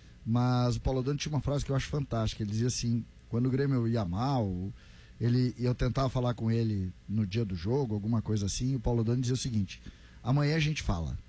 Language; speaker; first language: Portuguese; native; Portuguese